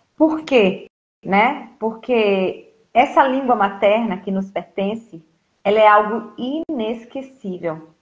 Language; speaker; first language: Portuguese; native; Portuguese